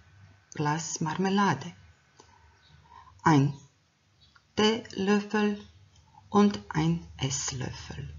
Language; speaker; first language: German; non-native, fluent; Croatian